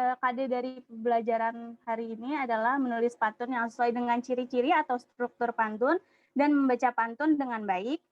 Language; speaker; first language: Indonesian; native; Indonesian